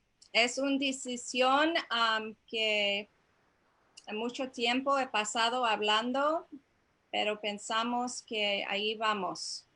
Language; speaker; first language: Spanish; non-native, fluent; English